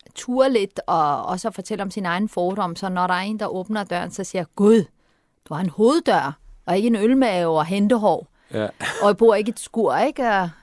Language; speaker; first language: Danish; early bilingual, other home language; Turkish